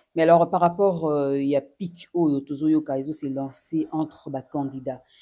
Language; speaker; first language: French; non-native, local second language; Lingala